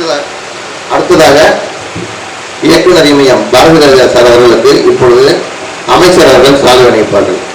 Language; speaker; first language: Tamil; native; Tamil